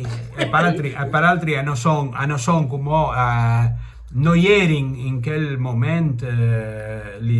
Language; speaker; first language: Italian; early bilingual, heritage; Spanish